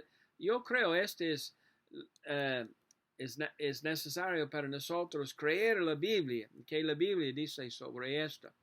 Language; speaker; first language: Spanish; non-native, learner; English